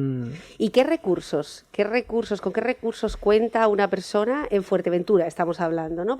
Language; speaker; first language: Spanish; native; Spanish